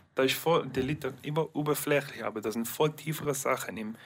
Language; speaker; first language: German; non-native, learner; English